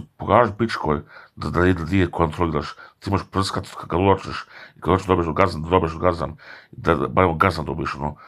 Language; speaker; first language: Serbian; early bilingual, heritage; Serbian